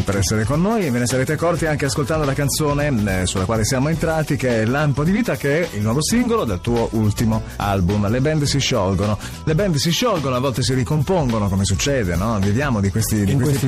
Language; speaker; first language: Italian; native; Italian